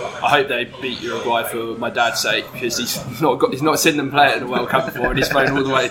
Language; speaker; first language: English; native; English